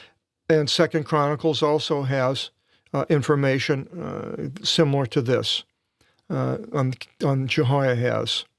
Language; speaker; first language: English; native; English